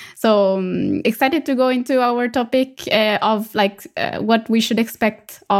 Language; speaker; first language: English; non-native, fluent; Italian